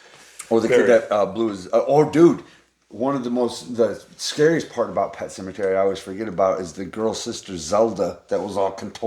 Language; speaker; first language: English; native; English